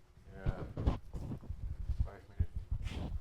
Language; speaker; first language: English; non-native, learner; Wolof